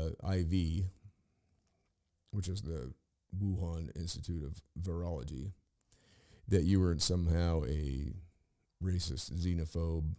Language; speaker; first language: English; native; English